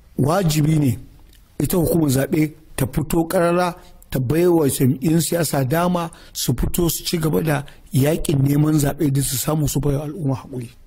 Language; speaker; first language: Hausa; native; Hausa